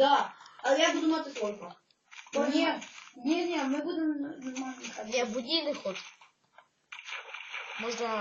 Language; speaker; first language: Ukrainian; native; Ukrainian